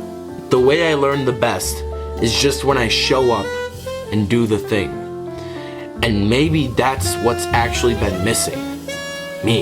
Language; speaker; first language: English; native; English